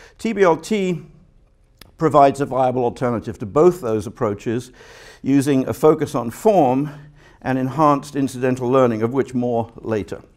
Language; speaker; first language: English; native; English